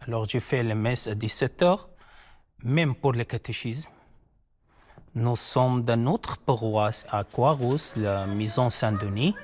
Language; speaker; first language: French; non-native, fluent; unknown